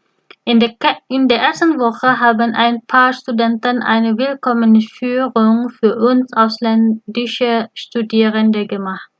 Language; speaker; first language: German; non-native, fluent; Indonesian